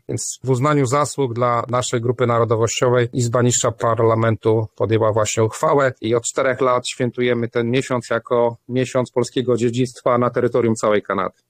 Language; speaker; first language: Polish; native; Polish